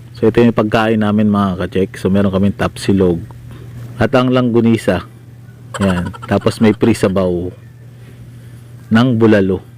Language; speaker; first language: Filipino; non-native, local second language; Bikol